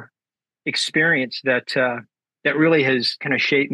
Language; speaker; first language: English; native; English